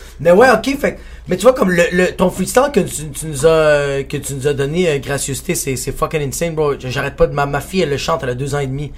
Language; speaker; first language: French; native; French